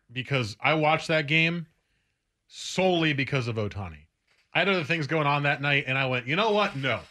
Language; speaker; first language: English; native; English